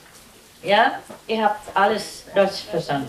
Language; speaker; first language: German; non-native, learner; Vietnamese